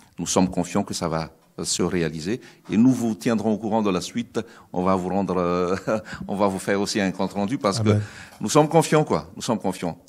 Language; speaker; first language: French; non-native, local second language; Malagasy